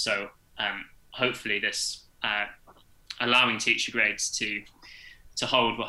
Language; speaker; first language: English; native; English